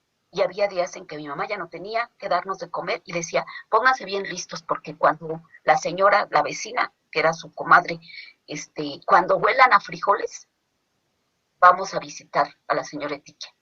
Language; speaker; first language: Spanish; native; Spanish